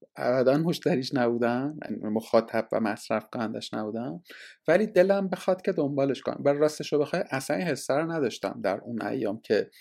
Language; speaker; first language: Persian; native; Persian